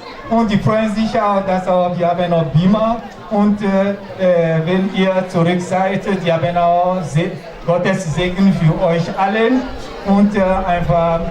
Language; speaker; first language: German; non-native, fluent; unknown